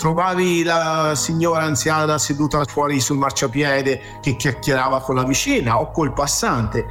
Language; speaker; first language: Italian; native; Italian